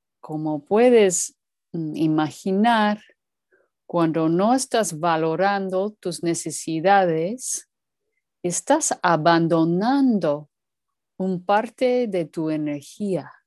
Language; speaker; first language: Spanish; non-native, learner; English